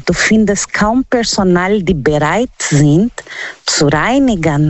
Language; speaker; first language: German; non-native, learner; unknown